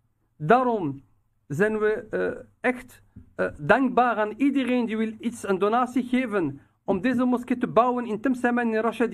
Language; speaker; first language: Dutch; non-native, local second language; Riffian